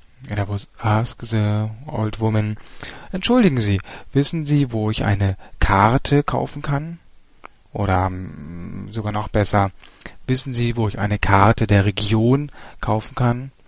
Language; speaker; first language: German; native; German